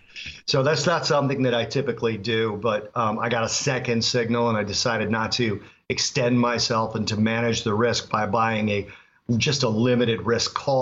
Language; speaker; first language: English; native; English